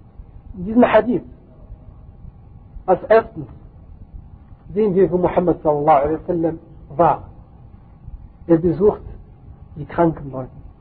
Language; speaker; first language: German; non-native, fluent; Arabic